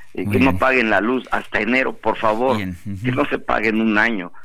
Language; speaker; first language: Spanish; native; Spanish